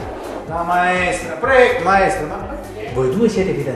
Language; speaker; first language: Italian; native; Italian